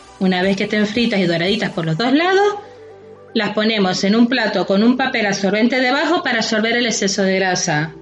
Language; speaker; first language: Spanish; native; Spanish